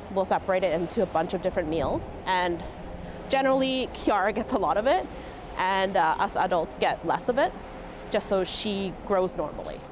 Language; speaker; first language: English; native; English